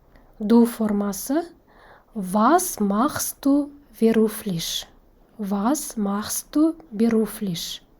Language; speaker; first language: German; non-native, fluent; Kazakh